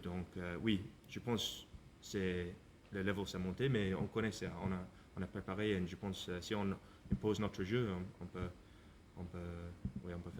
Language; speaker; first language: French; non-native, learner; English